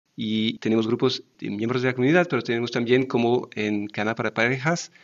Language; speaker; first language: Spanish; non-native, fluent; French